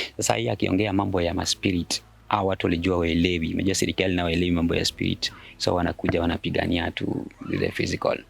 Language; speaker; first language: Swahili; non-native, local second language; Luo (Kenya and Tanzania)